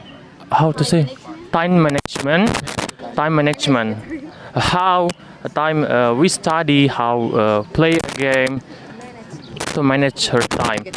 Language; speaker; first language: English; non-native, learner; Indonesian